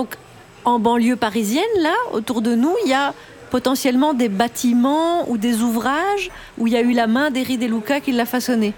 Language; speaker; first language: French; native; French